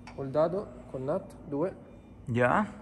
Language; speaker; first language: Spanish; non-native, learner; Italian